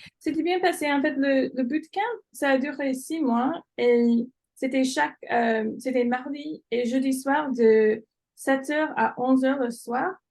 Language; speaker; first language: French; non-native, fluent; English